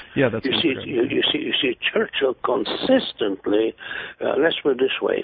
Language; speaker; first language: English; non-native, fluent; Hungarian